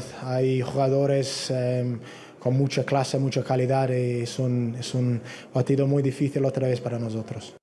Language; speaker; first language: Spanish; non-native, learner; English